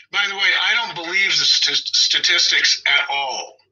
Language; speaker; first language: English; native; English